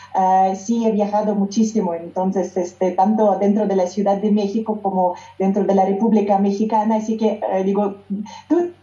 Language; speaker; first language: Spanish; non-native, fluent; Russian